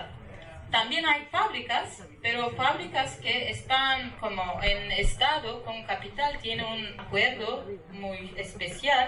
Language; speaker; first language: Spanish; non-native, learner; Kurdish